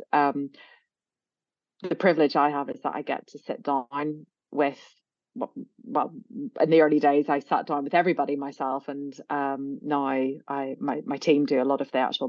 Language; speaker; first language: English; native; English